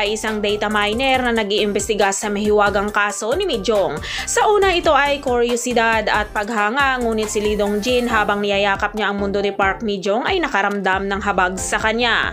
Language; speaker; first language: Filipino; native; Filipino